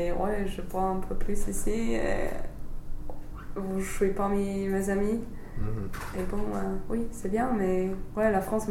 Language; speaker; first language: French; non-native, fluent; English